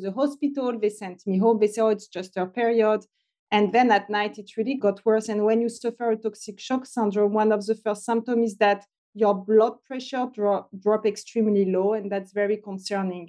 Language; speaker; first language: English; non-native, fluent; French